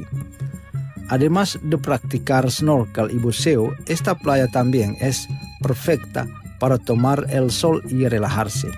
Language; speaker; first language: Spanish; non-native, fluent; Indonesian